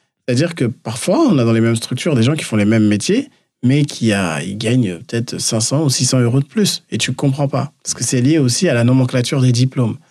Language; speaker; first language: French; native; French